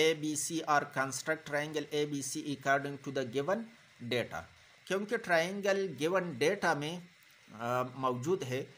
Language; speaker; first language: Urdu; non-native, local second language; Pashto